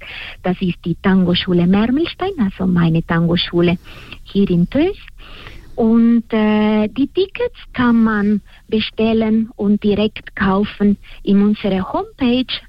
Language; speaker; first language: German; non-native, fluent; Spanish